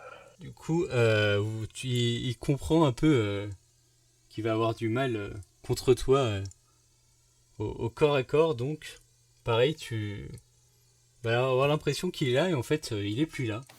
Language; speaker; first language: French; native; French